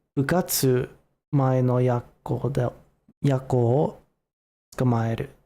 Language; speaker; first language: Japanese; non-native, learner; English